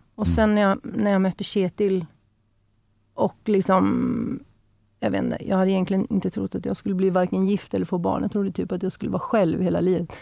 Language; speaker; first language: Norwegian; non-native, fluent; Swedish